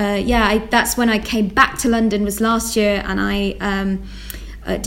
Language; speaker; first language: English; native; English